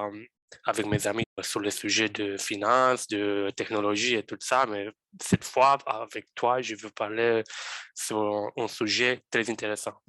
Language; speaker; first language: French; non-native, fluent; Romanian